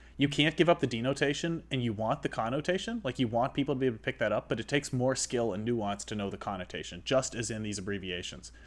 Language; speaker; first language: English; native; English